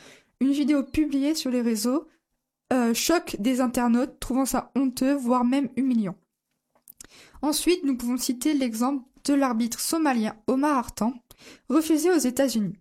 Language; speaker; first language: French; native; French